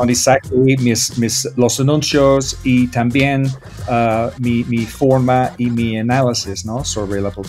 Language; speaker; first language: Spanish; non-native, fluent; English